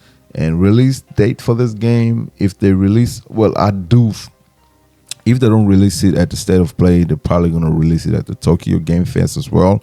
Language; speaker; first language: English; native; English